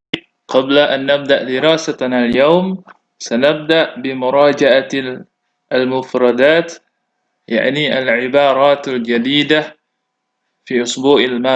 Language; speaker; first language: Arabic; non-native, fluent; Indonesian